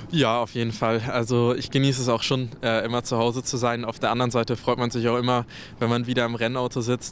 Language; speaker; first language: German; native; German